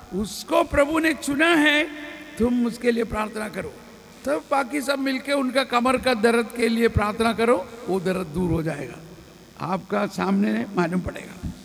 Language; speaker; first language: Hindi; non-native, local second language; Malayalam